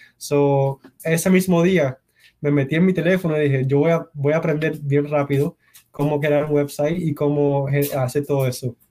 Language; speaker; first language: Spanish; early bilingual, heritage; Spanish